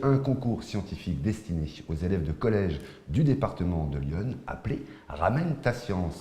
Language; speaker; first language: French; native; French